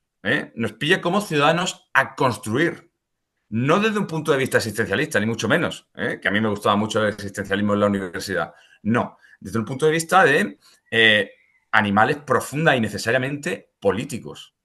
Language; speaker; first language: Spanish; native; Spanish